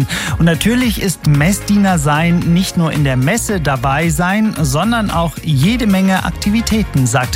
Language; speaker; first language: German; native; German